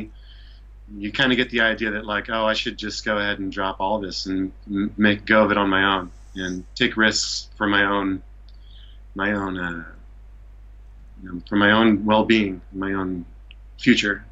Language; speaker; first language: English; native; English